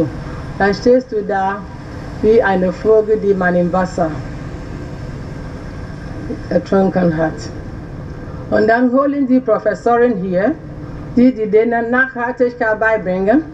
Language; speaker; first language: German; non-native, learner; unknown